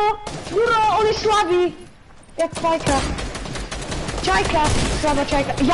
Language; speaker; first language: English; non-native, learner; Slovak